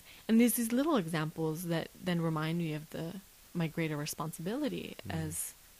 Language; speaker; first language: English; native; English